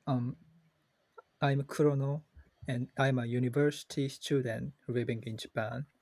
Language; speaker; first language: English; non-native, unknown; Japanese